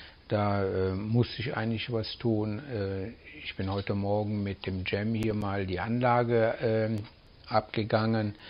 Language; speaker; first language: German; native; German